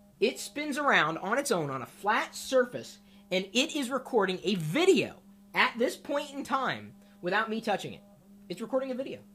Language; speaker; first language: English; native; English